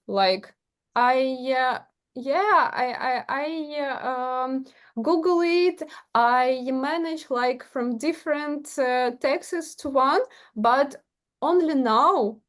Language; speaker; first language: English; non-native, learner; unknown